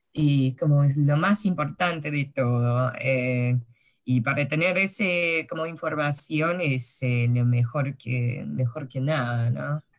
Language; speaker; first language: Spanish; early bilingual, heritage; Spanish